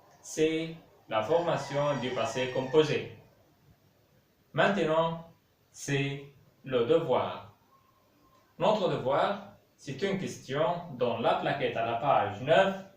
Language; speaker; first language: French; non-native, local second language; Arabic